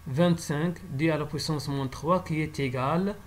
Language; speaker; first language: French; non-native, local second language; Arabic